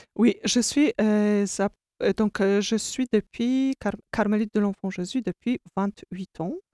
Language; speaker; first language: French; non-native, fluent; Polish